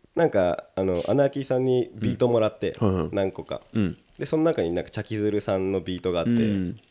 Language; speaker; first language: Japanese; native; Japanese